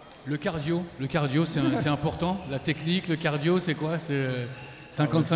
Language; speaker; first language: French; native; French